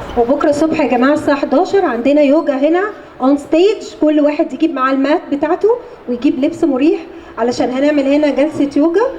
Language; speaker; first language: Egyptian Arabic; native; Egyptian Arabic